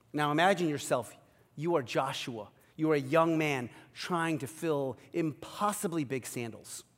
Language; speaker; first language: English; early bilingual, other home language; Korean